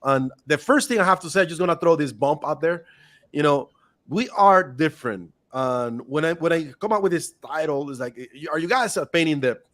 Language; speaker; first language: English; non-native, fluent; Spanish